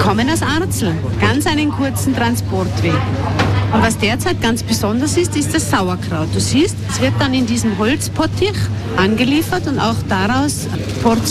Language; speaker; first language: German; native; German